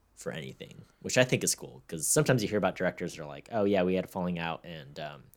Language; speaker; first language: English; native; English